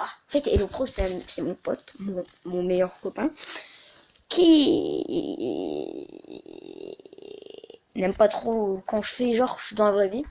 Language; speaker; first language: French; native; French